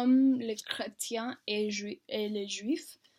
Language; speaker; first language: French; non-native, learner; English